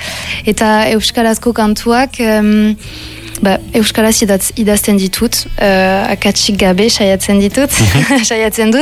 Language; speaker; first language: Basque; non-native, local second language; French